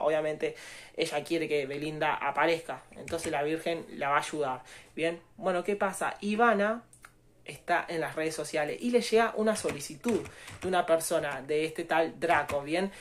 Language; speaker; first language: Spanish; native; Spanish